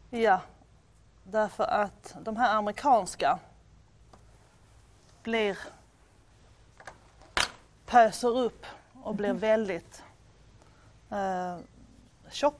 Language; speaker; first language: Swedish; native; Swedish